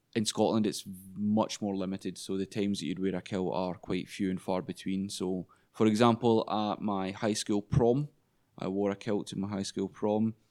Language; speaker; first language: English; native; English